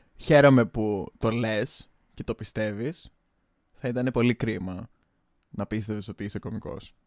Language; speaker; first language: Greek; native; Greek